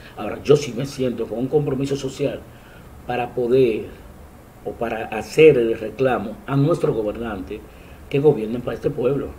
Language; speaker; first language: Spanish; native; Spanish